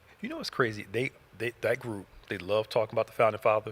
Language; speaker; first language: English; native; English